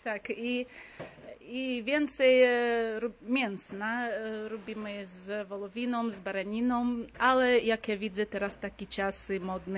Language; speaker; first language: Polish; non-native, fluent; Crimean Tatar